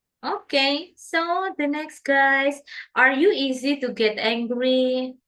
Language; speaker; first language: English; non-native, learner; Indonesian